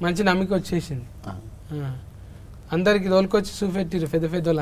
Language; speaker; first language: Telugu; native; Telugu